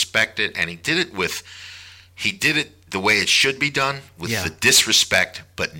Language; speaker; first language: English; native; English